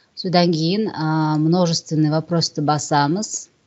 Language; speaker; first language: Russian; non-native, local second language; Kazakh